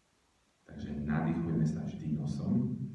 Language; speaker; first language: Slovak; native; Slovak